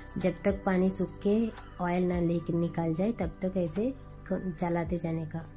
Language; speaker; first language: Hindi; non-native, local second language; Bangla